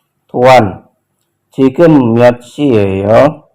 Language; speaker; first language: Korean; non-native, fluent; Indonesian